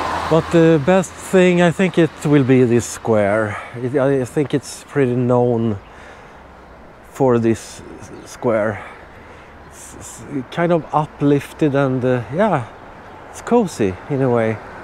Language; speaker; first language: English; non-native, fluent; Swedish